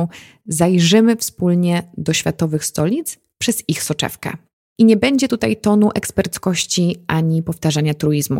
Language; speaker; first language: Polish; native; Polish